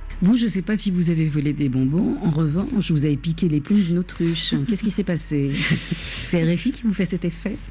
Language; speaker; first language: French; native; French